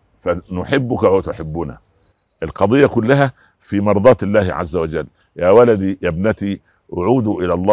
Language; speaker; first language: Arabic; native; Arabic